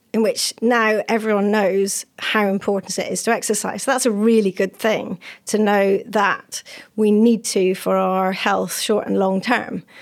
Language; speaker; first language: English; native; English